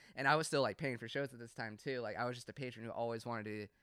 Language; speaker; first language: English; native; English